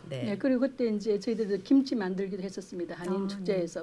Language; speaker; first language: Korean; native; Korean